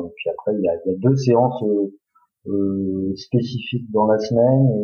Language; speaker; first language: French; native; French